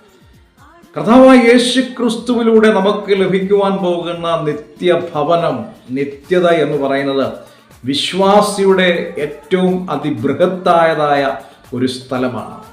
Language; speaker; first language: Malayalam; native; Malayalam